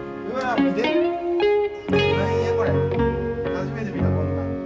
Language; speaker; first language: Japanese; native; Japanese